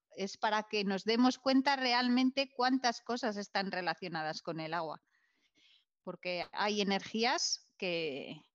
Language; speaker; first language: Spanish; native; Spanish